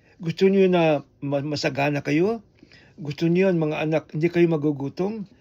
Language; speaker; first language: Filipino; non-native, local second language; Hiligaynon